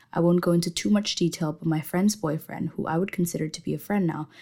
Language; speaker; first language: English; non-native, fluent; Indonesian